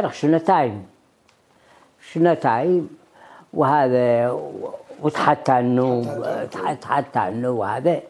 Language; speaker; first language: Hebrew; early bilingual, other home language; Arabic